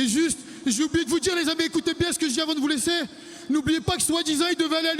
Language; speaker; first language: French; native; French